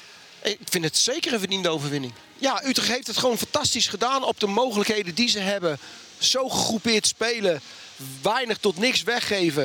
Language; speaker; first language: Dutch; native; Dutch